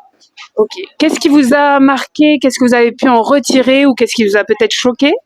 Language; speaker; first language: French; native; French